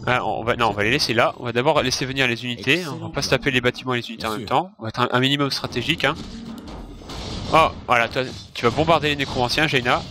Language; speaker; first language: French; native; French